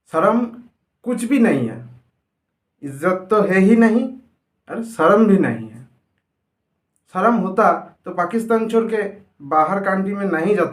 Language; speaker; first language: Hindi; non-native, local second language; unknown